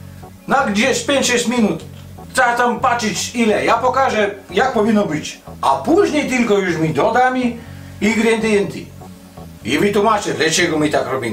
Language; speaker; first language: Polish; non-native, learner; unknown